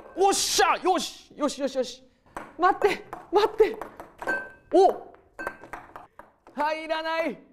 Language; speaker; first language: Japanese; native; Japanese